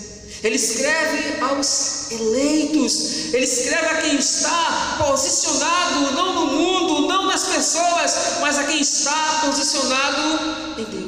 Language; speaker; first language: Portuguese; native; Portuguese